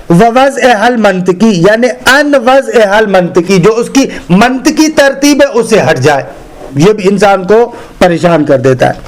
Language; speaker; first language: Urdu; non-native, local second language; Sindhi